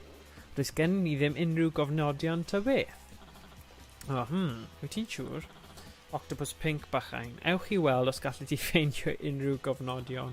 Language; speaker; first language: Welsh; non-native, local second language; English